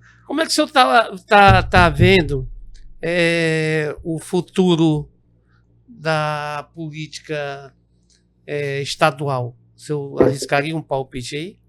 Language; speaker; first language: Portuguese; native; Portuguese